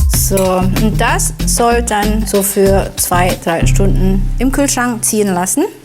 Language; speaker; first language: German; non-native, fluent; Indonesian